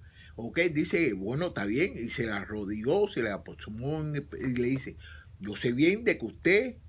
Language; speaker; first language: Spanish; native; Spanish